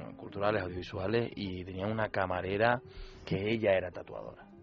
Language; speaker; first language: Spanish; native; Spanish